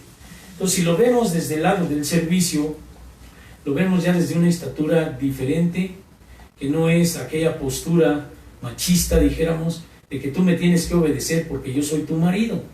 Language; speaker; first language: Spanish; native; Spanish